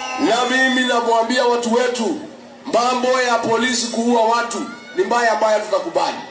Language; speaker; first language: Swahili; non-native, local second language; Kikuyu